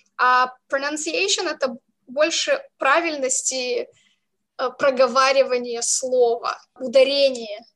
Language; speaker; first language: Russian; native; Russian